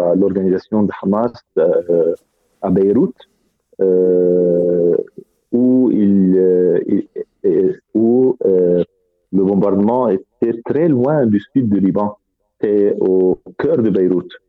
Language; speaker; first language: French; non-native, fluent; Arabic